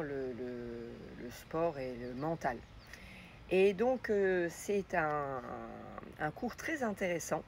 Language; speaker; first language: French; native; French